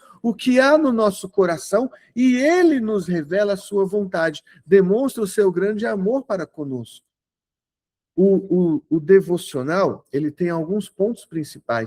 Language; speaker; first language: Portuguese; native; Portuguese